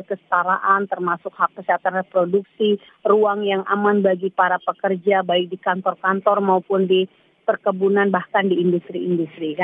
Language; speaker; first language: Indonesian; native; Indonesian